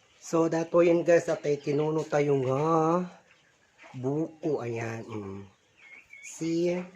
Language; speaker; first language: Filipino; non-native, local second language; Iloko